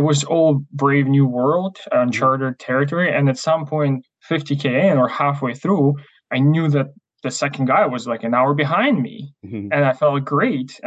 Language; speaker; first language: English; non-native, fluent; Ukrainian